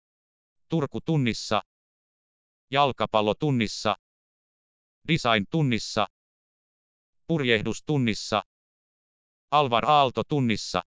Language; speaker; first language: Finnish; native; Finnish